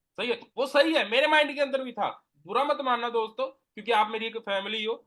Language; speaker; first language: Hindi; non-native, local second language; Punjabi